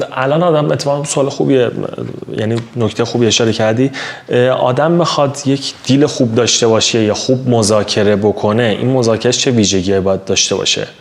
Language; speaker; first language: Persian; native; Persian